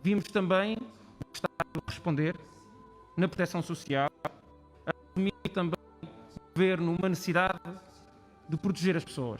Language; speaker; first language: Portuguese; non-native, local second language; Kabuverdianu